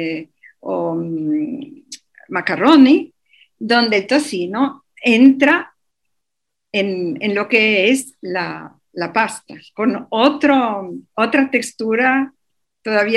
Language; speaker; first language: Spanish; non-native, fluent; Italian